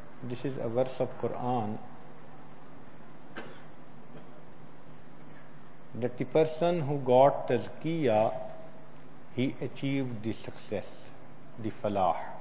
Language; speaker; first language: English; non-native, local second language; Urdu